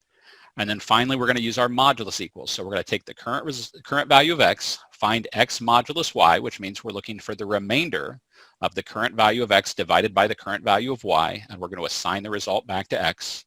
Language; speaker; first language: English; native; English